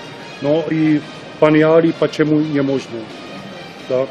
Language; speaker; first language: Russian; non-native, learner; Czech